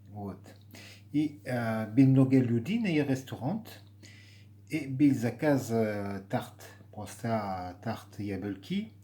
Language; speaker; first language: Russian; non-native, learner; French